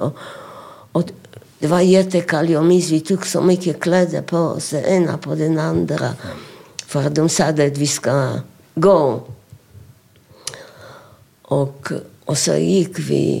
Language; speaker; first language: Swedish; non-native, fluent; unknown